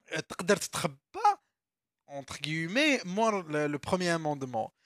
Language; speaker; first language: French; non-native, local second language; Arabic